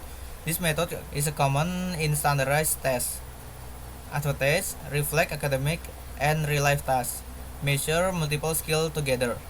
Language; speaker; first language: English; non-native, learner; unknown